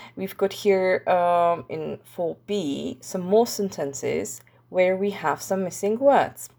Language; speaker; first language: English; non-native, fluent; Czech